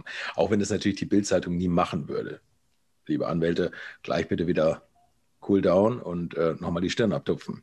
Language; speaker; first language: German; native; German